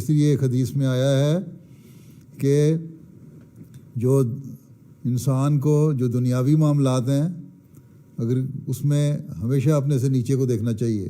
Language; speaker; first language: Urdu; native; Urdu